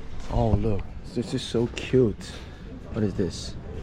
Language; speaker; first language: English; non-native, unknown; Korean